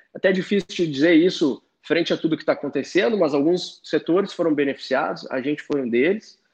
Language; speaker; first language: Portuguese; native; Portuguese